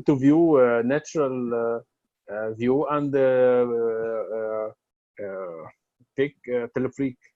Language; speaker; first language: English; non-native, learner; Arabic